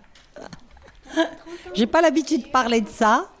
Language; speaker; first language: French; non-native, local second language; Arabic